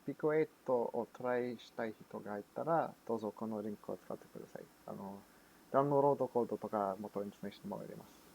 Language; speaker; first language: Japanese; non-native, fluent; English